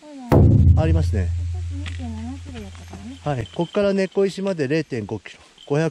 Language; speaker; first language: Japanese; native; Japanese